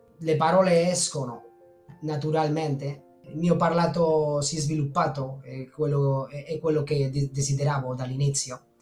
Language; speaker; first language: Italian; non-native, fluent; Spanish